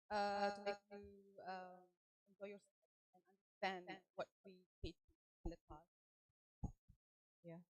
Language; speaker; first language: English; non-native, fluent; Indonesian